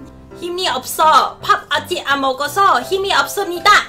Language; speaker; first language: Korean; non-native, learner; Cantonese